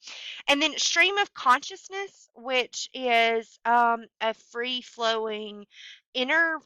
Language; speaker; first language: English; native; English